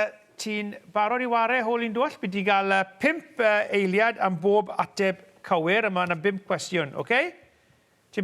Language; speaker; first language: Welsh; native; Welsh